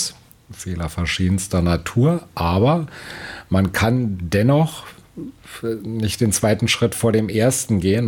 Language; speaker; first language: German; native; German